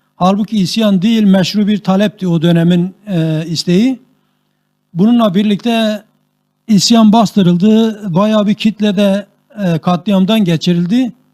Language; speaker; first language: Turkish; non-native, local second language; Kurdish